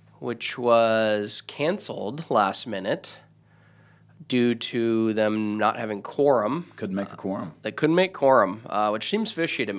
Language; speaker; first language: English; native; English